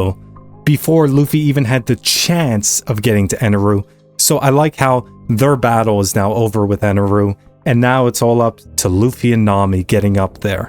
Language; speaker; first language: English; native; English